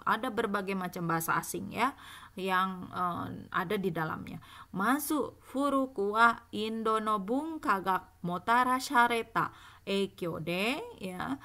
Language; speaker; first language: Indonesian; native; Indonesian